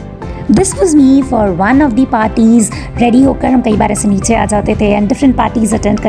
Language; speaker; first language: Hindi; native; Hindi